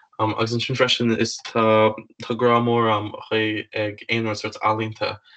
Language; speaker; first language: Irish; native; Irish